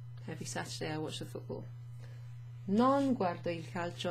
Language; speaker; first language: Italian; non-native, fluent; English